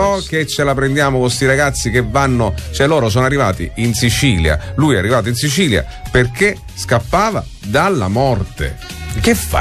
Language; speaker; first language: Italian; native; Italian